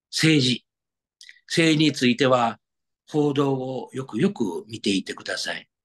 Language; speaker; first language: Japanese; native; Japanese